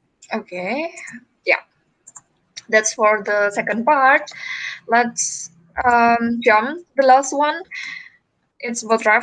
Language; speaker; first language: English; non-native, fluent; Indonesian